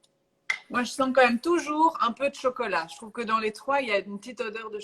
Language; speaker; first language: French; native; French